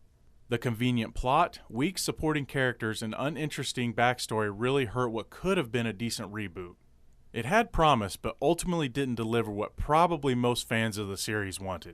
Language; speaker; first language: English; native; English